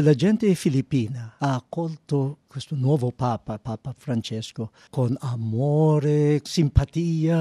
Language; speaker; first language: Italian; non-native, fluent; Filipino